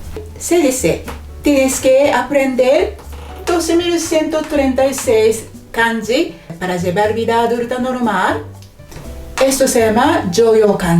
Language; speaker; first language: Spanish; non-native, fluent; Japanese